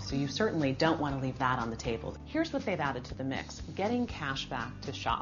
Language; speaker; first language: English; native; English